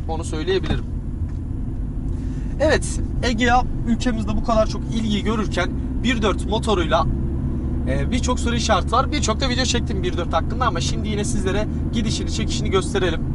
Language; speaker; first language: Turkish; native; Turkish